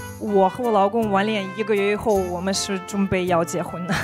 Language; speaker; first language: Chinese; non-native, fluent; Russian